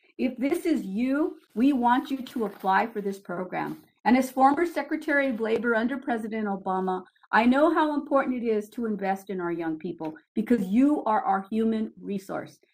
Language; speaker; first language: English; early bilingual, other home language; Spanish